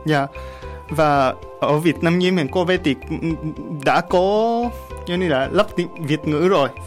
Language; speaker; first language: Vietnamese; non-native, learner; Japanese